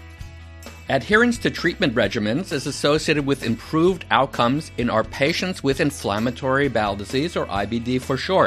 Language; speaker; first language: English; native; English